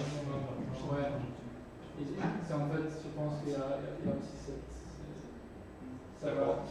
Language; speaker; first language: French; non-native, learner; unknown